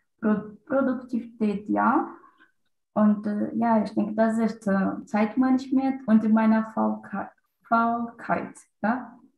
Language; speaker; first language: German; non-native, learner; Portuguese